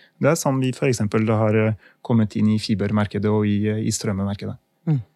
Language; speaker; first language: Norwegian; non-native, fluent; French